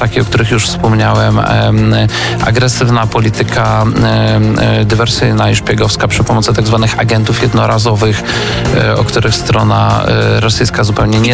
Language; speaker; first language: Polish; native; Polish